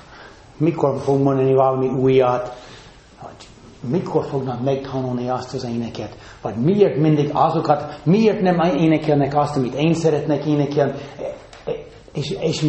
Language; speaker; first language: Hungarian; non-native, fluent; English